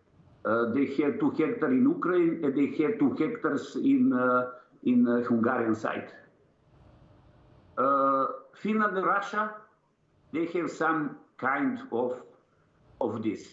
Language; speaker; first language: English; non-native, learner; Serbian